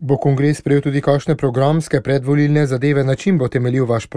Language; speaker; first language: Slovenian; native; Slovenian